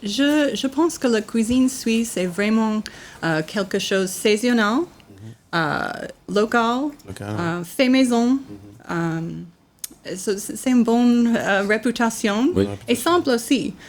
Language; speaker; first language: French; non-native, learner; English